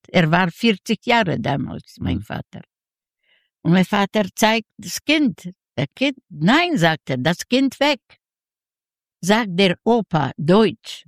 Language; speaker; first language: German; non-native, fluent; Yiddish